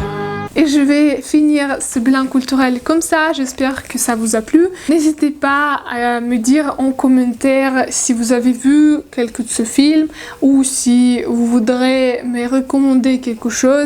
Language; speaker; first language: French; non-native, learner; Russian